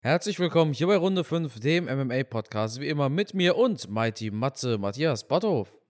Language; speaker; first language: German; native; German